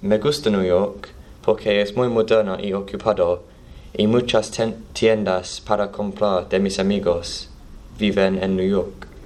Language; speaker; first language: Spanish; non-native, learner; English